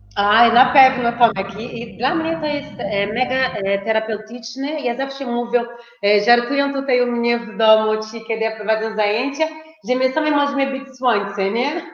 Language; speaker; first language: Polish; non-native, fluent; Portuguese